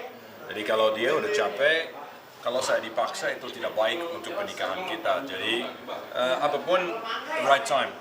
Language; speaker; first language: Indonesian; non-native, learner; English